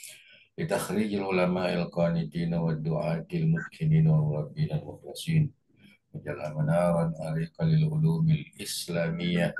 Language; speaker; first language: Arabic; non-native, fluent; Indonesian